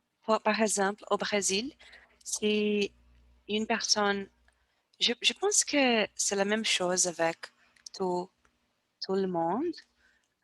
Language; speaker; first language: French; non-native, learner; Portuguese